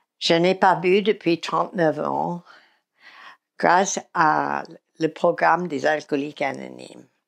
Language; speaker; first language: French; non-native, fluent; English